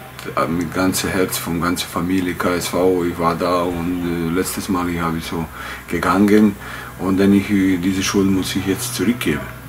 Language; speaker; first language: German; non-native, fluent; Bosnian